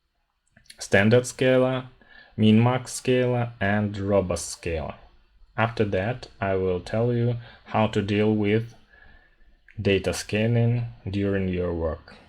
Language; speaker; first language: English; non-native, fluent; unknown